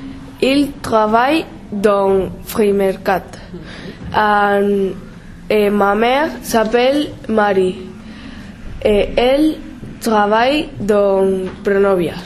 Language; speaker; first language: French; non-native, learner; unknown